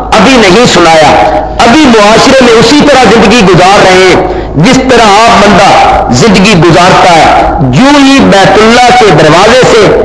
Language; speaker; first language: Urdu; non-native, local second language; Punjabi